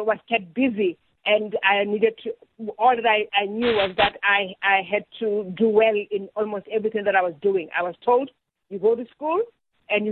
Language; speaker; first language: English; non-native, local second language; Southern Sotho